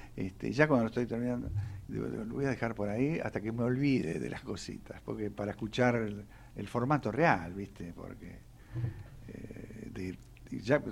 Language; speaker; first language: Spanish; native; Spanish